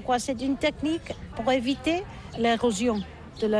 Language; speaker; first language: French; non-native, learner; Catalan